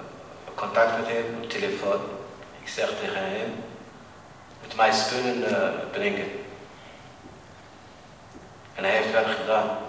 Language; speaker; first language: Dutch; non-native, learner; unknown